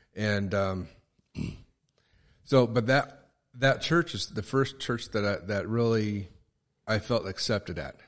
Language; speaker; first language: English; native; English